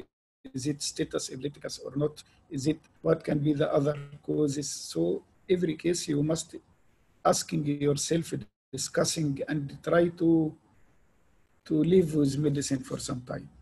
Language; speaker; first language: English; non-native, fluent; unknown